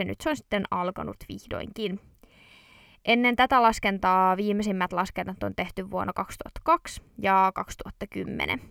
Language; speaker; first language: Finnish; native; Finnish